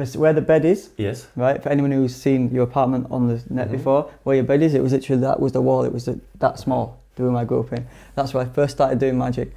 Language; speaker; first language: English; native; English